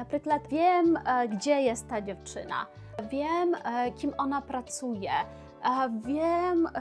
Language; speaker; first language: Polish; non-native, learner; Ukrainian